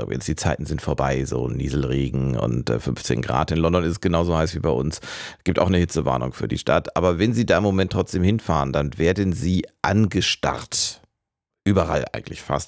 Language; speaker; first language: German; native; German